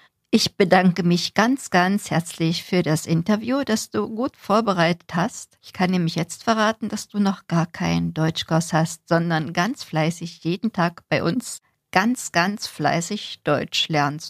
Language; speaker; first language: German; native; German